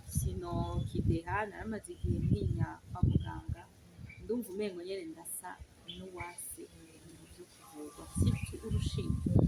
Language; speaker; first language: Rundi; native; Rundi